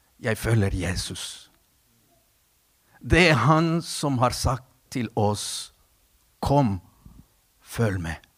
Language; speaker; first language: Norwegian; non-native, fluent; Spanish